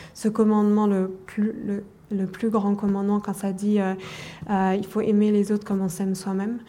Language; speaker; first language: French; non-native, fluent; German